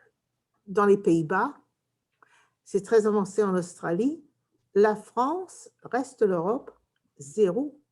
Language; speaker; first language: French; early bilingual, heritage; English